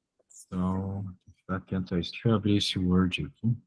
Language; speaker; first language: Portuguese; native; Portuguese